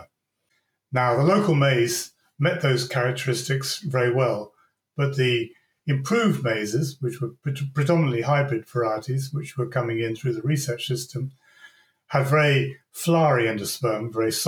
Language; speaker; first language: English; native; English